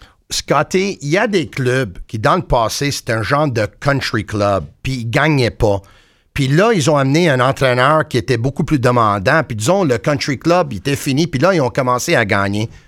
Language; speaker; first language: French; native; French